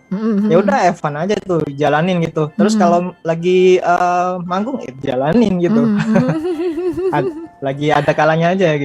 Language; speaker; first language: Indonesian; native; Indonesian